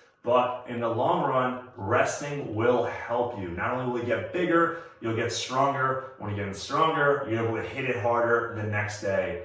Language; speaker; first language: English; native; English